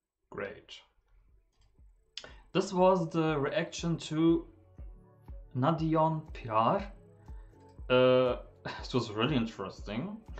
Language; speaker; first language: English; non-native, fluent; German